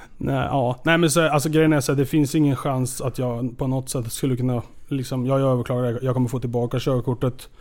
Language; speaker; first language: Swedish; native; Swedish